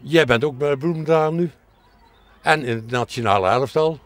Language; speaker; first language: Dutch; native; Dutch